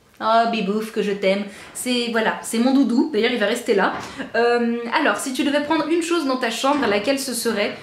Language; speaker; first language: French; native; French